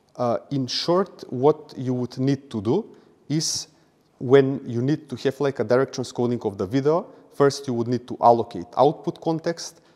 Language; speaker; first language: English; non-native, fluent; Macedonian